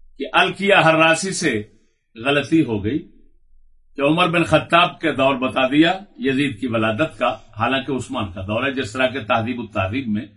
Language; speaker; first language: Urdu; non-native, local second language; Punjabi